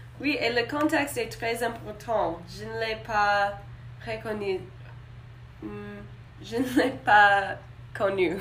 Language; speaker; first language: French; non-native, learner; English